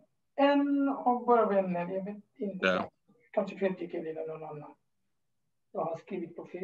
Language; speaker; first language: Swedish; non-native, fluent; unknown